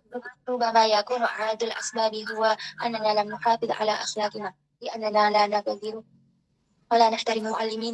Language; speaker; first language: Arabic; non-native, learner; Indonesian